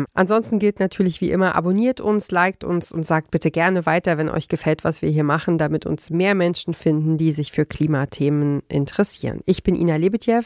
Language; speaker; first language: German; native; German